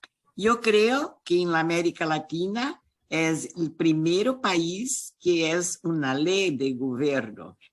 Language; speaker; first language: Spanish; non-native, learner; Portuguese